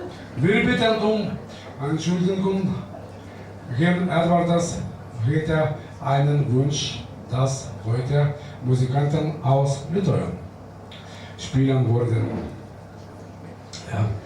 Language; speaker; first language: German; non-native, learner; Lithuanian